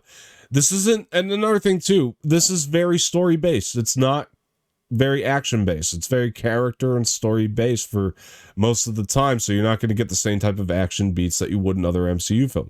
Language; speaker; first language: English; native; English